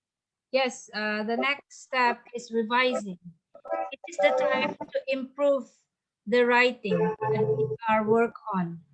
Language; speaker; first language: English; non-native, fluent; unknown